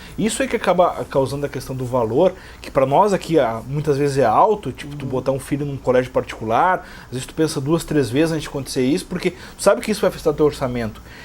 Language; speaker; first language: Portuguese; native; Portuguese